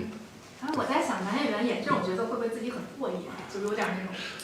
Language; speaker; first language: Chinese; native; Chinese